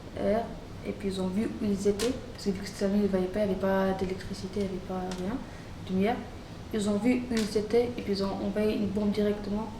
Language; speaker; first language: French; non-native, fluent; Arabic